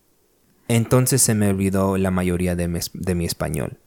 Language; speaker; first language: Spanish; early bilingual, other home language; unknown